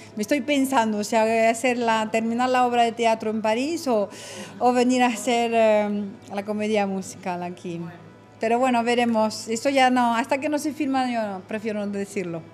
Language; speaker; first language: Spanish; non-native, fluent; French